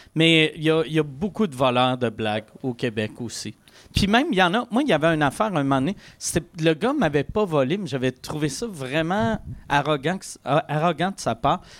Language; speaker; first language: French; native; French